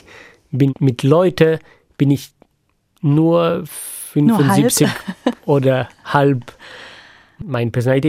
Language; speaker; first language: German; non-native, fluent; French